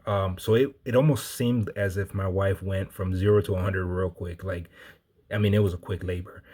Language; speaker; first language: English; native; English